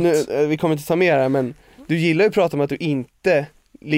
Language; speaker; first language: Swedish; native; Swedish